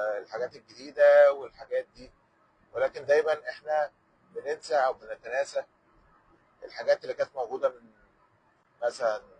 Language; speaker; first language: Arabic; native; Arabic